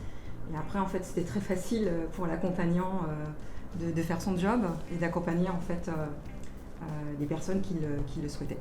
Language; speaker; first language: French; native; French